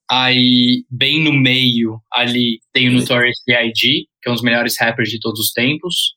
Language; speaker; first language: Portuguese; early bilingual, heritage; Portuguese